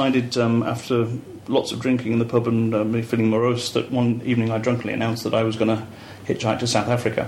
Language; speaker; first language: English; native; English